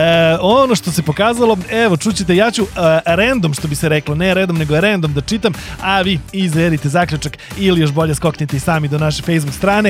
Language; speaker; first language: Serbian; native; Serbian